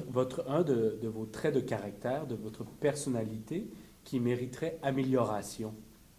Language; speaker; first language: French; native; French